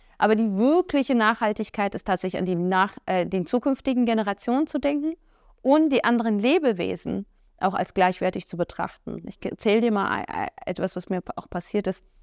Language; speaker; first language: German; early bilingual, other home language; Arabic